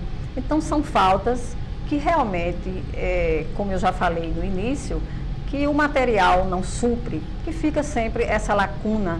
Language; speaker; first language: Portuguese; native; Portuguese